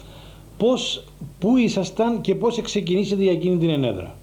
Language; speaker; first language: Greek; native; Greek